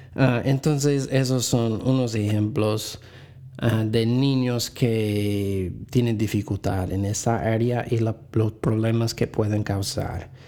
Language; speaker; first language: Spanish; non-native, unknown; English